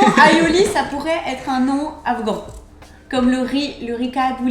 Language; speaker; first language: French; native; French